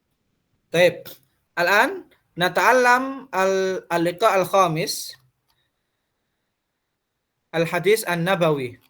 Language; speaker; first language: Arabic; non-native, fluent; Indonesian